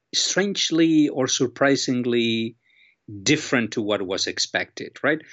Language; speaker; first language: English; non-native, fluent; Spanish